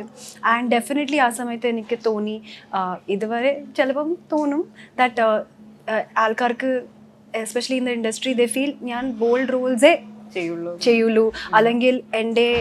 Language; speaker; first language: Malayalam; non-native, local second language; Hindi